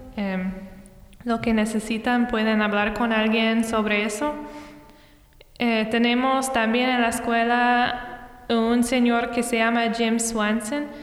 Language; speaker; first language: Spanish; non-native, fluent; English